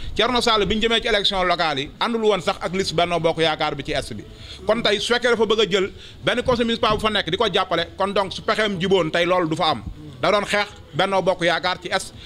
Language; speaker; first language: Wolof; native; Wolof